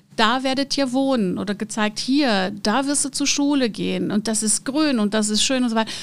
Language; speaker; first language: German; non-native, fluent; Portuguese